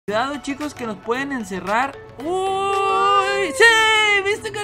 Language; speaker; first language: Spanish; native; Spanish